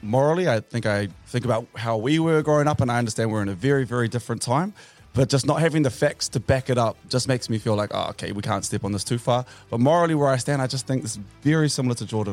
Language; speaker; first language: English; native; English